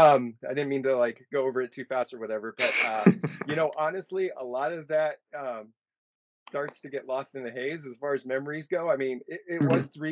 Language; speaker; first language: English; native; English